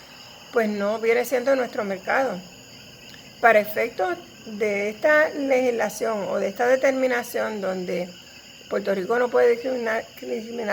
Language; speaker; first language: Spanish; native; Spanish